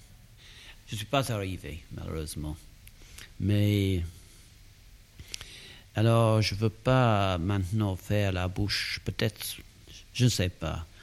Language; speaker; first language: French; non-native, fluent; English